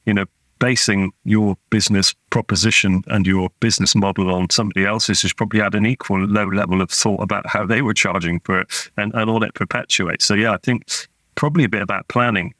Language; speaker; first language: English; native; English